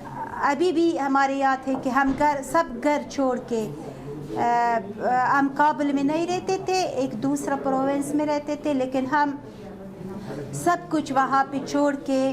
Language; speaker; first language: Hindi; non-native, fluent; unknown